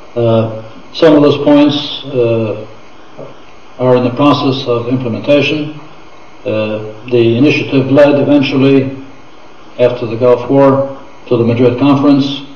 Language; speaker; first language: English; non-native, fluent; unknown